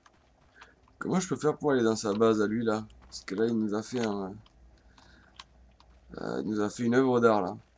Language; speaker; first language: French; native; French